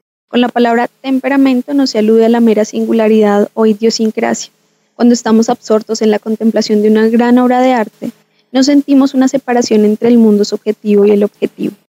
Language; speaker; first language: Spanish; native; Spanish